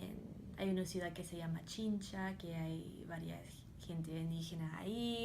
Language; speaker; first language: Spanish; early bilingual, heritage; Spanish